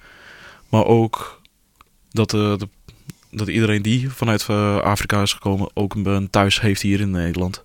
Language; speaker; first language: Dutch; non-native, fluent; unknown